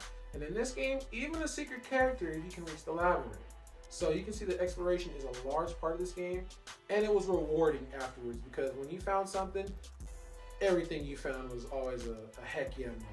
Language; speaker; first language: English; native; English